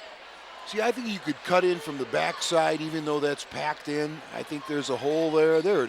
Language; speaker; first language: English; native; English